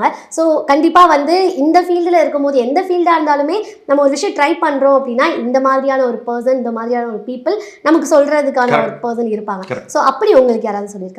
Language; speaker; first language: Tamil; native; Tamil